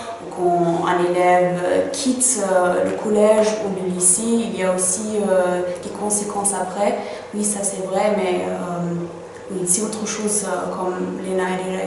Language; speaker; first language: French; non-native, fluent; German